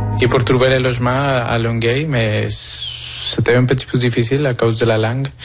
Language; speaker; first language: French; non-native, fluent; Spanish